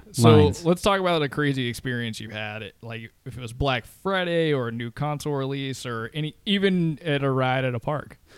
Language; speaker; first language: English; native; English